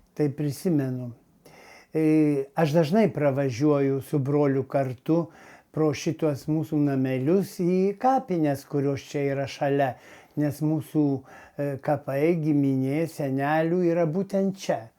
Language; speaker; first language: Lithuanian; native; Lithuanian